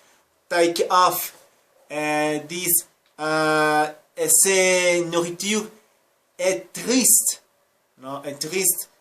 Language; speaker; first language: French; non-native, learner; Spanish